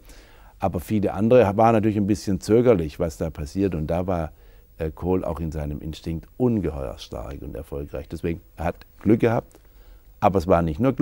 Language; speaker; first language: German; native; German